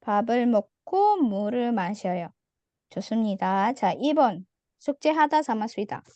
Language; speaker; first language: Korean; non-native, fluent; Indonesian